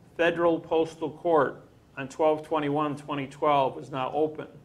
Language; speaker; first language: English; native; English